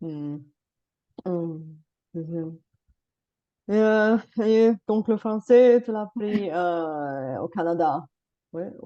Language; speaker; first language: French; non-native, fluent; Bulgarian